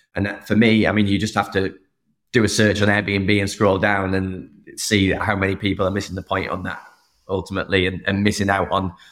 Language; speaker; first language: English; native; English